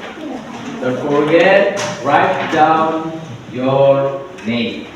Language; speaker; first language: English; non-native, learner; Indonesian